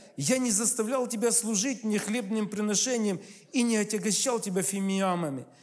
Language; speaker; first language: Russian; native; Russian